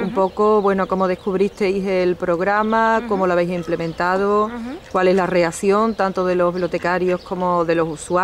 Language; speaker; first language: Spanish; native; Spanish